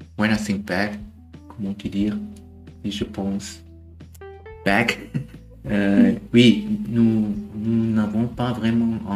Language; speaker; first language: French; non-native, learner; German